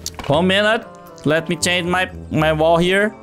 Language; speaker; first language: English; non-native, learner; Portuguese